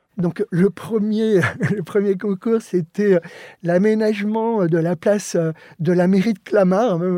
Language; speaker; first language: French; early bilingual, other home language; Spanish